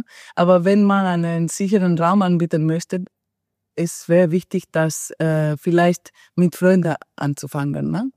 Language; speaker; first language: German; non-native, fluent; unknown